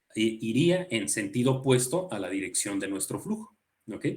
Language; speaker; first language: Spanish; native; Spanish